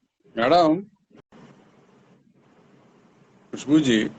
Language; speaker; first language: Hindi; non-native, local second language; Telugu